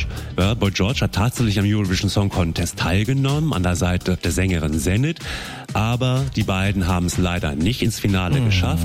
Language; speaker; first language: German; native; German